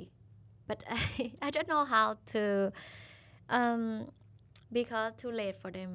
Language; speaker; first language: English; non-native, learner; Thai